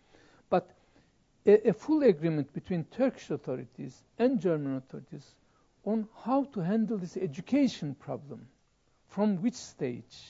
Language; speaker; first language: English; non-native, fluent; Turkish